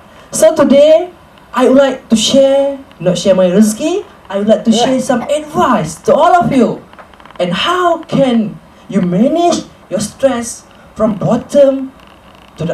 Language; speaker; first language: English; non-native, local second language; Malay